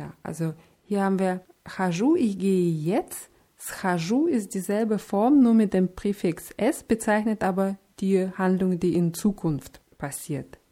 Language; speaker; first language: German; non-native, fluent; Russian